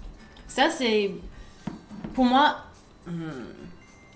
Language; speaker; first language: French; non-native, fluent; English